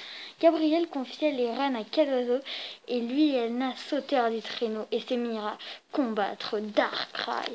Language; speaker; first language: French; native; French